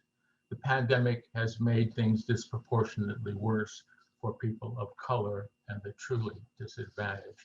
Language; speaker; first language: English; native; English